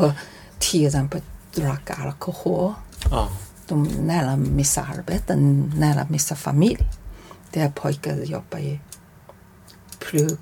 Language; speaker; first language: Swedish; non-native, learner; Chinese